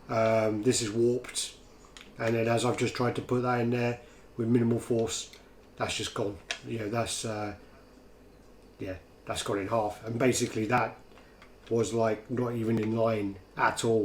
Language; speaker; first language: English; native; English